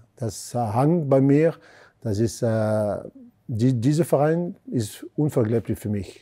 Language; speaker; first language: German; non-native, fluent; French